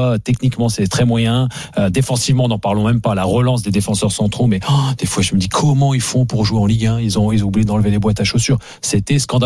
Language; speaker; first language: French; native; French